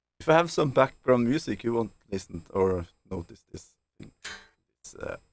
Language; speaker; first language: English; non-native, fluent; Norwegian